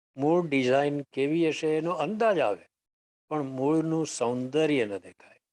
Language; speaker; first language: Gujarati; native; Gujarati